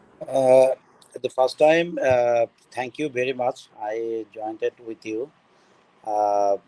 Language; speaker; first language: English; non-native, learner; Bangla